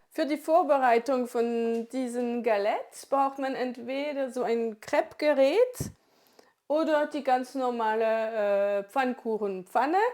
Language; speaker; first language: German; non-native, local second language; Swiss German